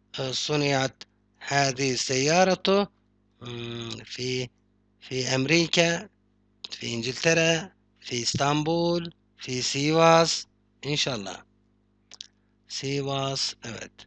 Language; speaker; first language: Arabic; non-native, fluent; Turkish